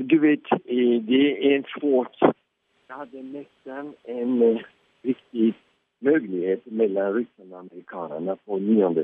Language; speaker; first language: Swedish; early bilingual, heritage; Swedish